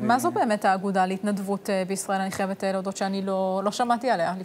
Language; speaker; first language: Hebrew; native; Hebrew